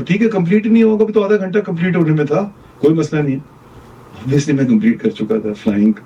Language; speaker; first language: Urdu; non-native, local second language; Punjabi